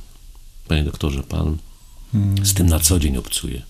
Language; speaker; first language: Polish; native; Polish